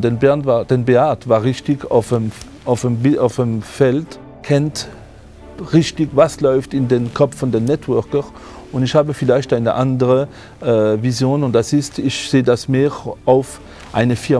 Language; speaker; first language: German; non-native, fluent; French